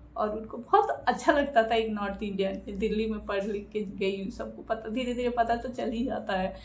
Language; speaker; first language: Hindi; non-native, local second language; Bangla